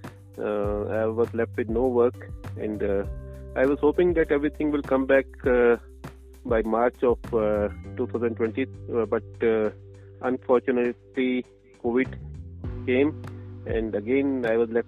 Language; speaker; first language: English; non-native, local second language; Punjabi